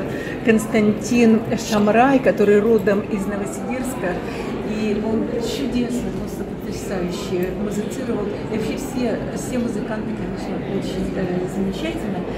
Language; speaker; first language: Russian; native; Russian